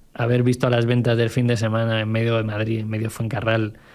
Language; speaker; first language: Spanish; native; Spanish